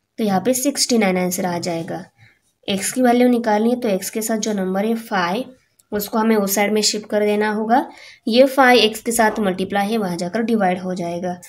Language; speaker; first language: Hindi; non-native, local second language; Marathi